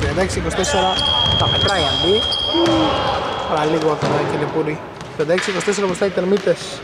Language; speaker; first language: Greek; native; Greek